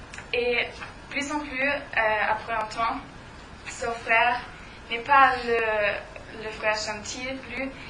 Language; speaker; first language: French; non-native, learner; German